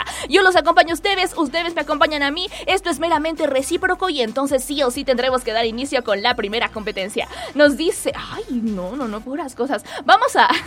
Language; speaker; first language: Spanish; native; Spanish